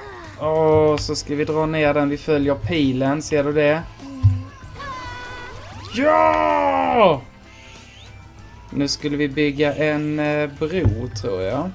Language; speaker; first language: Swedish; native; Swedish